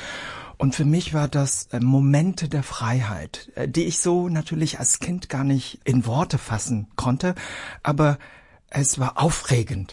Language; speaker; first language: German; early bilingual, other home language; Vietnamese